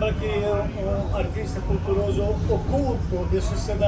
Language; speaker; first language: Portuguese; native; Portuguese